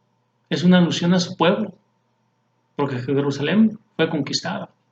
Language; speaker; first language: Spanish; native; Spanish